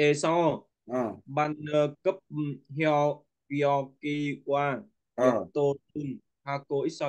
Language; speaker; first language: Korean; non-native, learner; Vietnamese